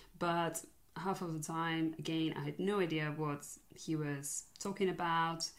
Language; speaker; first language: English; non-native, fluent; Polish